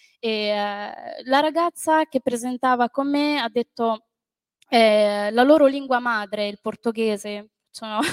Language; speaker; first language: Italian; early bilingual, other home language; Arabic